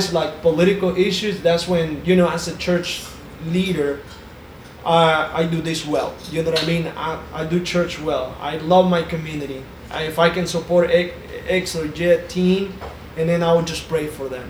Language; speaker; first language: English; non-native, fluent; Spanish